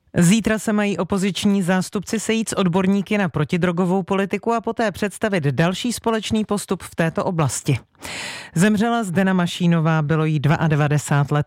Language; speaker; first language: Czech; native; Czech